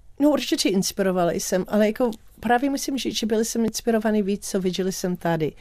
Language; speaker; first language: Czech; non-native, learner; English